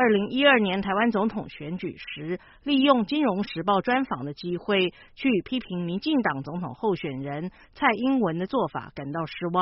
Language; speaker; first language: Chinese; native; Chinese